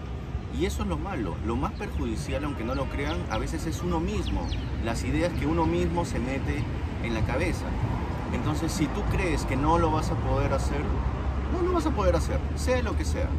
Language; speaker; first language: Spanish; native; Spanish